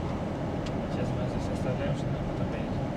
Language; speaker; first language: Russian; non-native, local second language; Uzbek